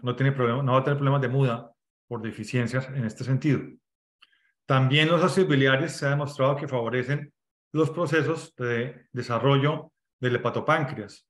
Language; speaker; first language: Spanish; native; Spanish